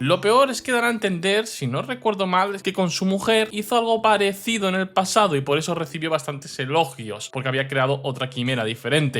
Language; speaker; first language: Spanish; native; Spanish